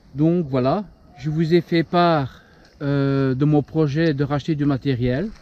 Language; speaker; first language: French; native; French